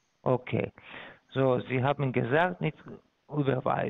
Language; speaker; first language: German; non-native, fluent; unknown